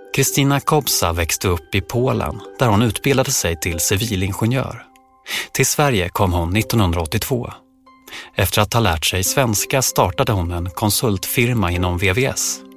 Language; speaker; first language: Swedish; native; Swedish